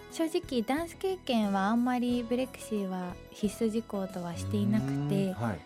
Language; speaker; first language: Japanese; native; Japanese